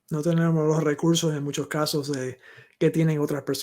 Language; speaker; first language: Spanish; native; Spanish